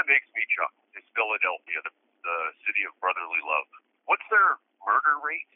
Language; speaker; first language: English; native; English